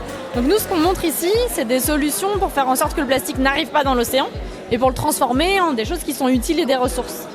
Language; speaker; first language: French; native; French